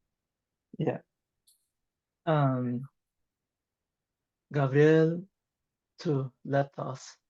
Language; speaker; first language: English; non-native, learner; Spanish